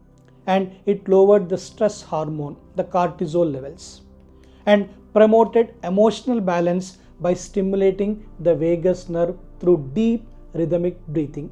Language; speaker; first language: English; non-native, local second language; Telugu